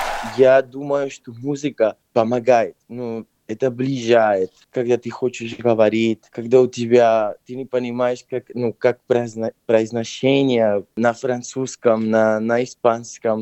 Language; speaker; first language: Russian; non-native, fluent; Spanish